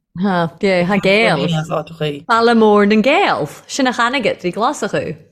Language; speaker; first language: Irish; native; Irish